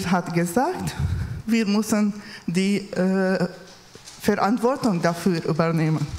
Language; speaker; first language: German; non-native, learner; Kurdish